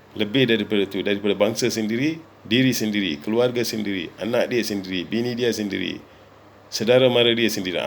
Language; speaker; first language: Malay; non-native, local second language; Tamil